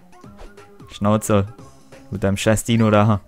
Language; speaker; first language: German; native; German